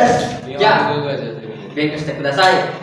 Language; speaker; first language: Japanese; non-native, fluent; Indonesian